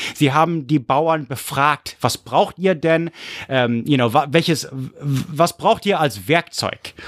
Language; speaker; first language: German; early bilingual, other home language; English